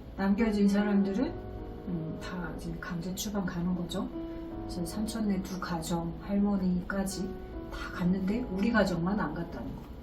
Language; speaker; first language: Korean; native; Korean